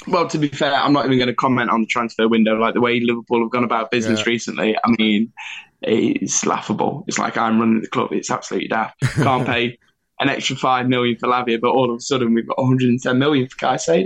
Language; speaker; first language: English; native; English